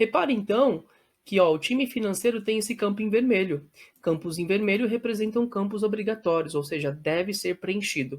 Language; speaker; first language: Portuguese; native; Portuguese